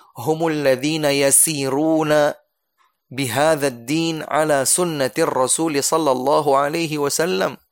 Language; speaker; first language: Arabic; non-native, fluent; Indonesian